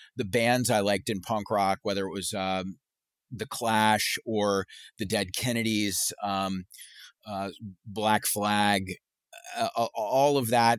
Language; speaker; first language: English; native; English